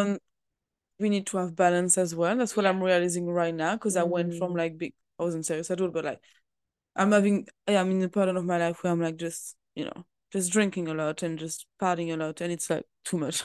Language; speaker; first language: English; non-native, fluent; French